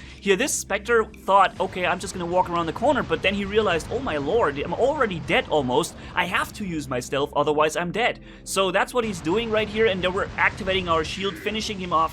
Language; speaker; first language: English; non-native, fluent; German